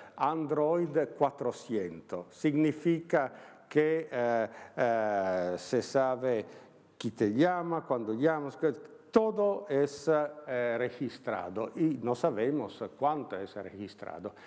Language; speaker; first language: Spanish; non-native, learner; Italian